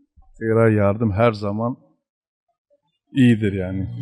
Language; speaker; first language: Turkish; non-native, local second language; Zaza